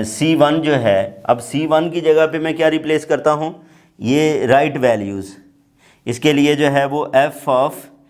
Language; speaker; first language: Urdu; non-native, local second language; Punjabi